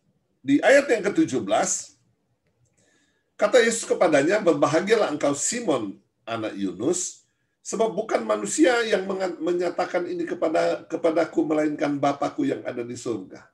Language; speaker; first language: Indonesian; native; Indonesian